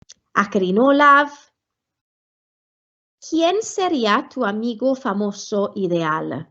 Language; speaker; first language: Spanish; non-native, fluent; Welsh